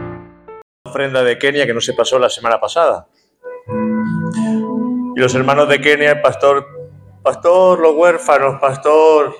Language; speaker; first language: Spanish; native; Spanish